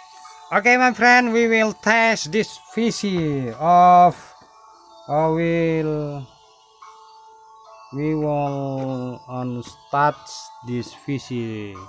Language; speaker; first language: English; non-native, learner; Indonesian